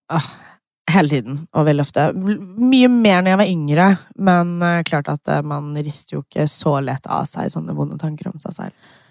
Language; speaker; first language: Norwegian; early bilingual, other home language; English